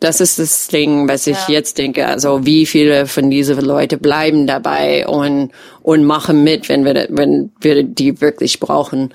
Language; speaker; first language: German; non-native, fluent; English